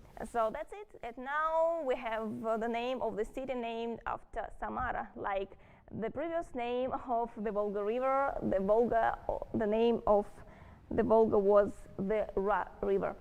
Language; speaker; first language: English; non-native, fluent; Russian